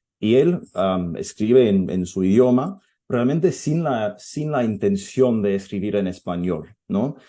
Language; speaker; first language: Spanish; non-native, fluent; English